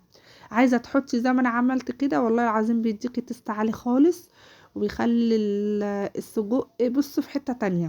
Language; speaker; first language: Arabic; native; Arabic